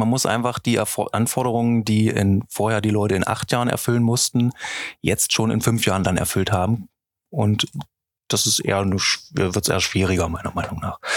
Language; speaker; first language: German; native; German